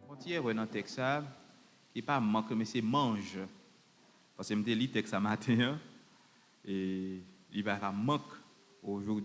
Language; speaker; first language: French; non-native, local second language; Haitian Creole